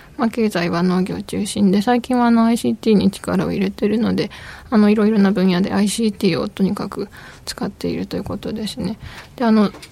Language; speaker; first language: Japanese; native; Japanese